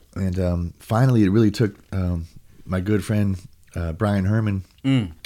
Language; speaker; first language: English; native; English